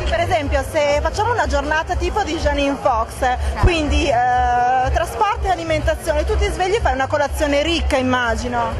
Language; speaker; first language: Italian; native; Italian